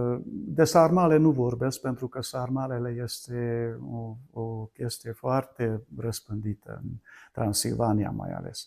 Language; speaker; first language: Romanian; non-native, local second language; Hungarian